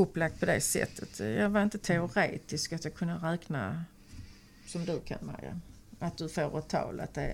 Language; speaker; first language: Swedish; native; Swedish